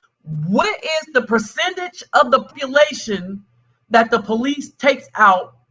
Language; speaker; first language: English; native; English